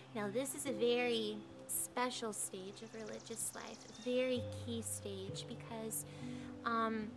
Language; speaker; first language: English; native; English